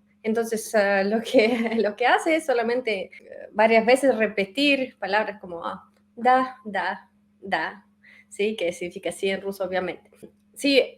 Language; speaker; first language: Spanish; non-native, fluent; Russian